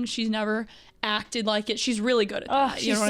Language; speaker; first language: English; native; English